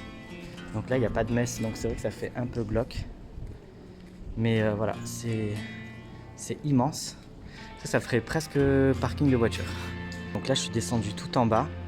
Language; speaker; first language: French; native; French